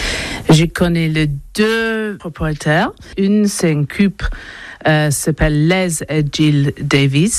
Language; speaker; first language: French; non-native, learner; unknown